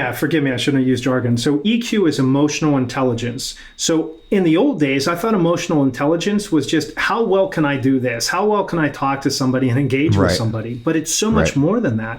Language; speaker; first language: English; native; English